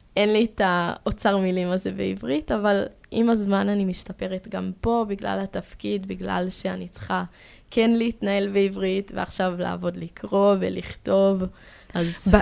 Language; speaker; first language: Hebrew; early bilingual, heritage; Hebrew